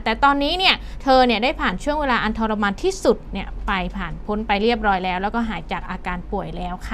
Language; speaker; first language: Thai; native; Thai